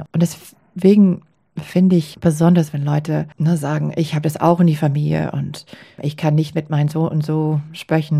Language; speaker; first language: German; non-native, fluent; English